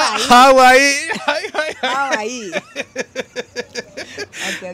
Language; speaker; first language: Japanese; non-native, learner; Spanish